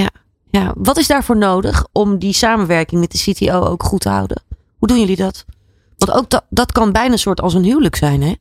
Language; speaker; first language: Dutch; native; Dutch